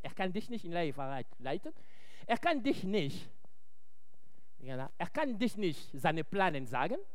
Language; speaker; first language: German; non-native, fluent; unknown